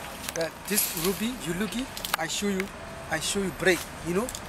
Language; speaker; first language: English; non-native, learner; Burmese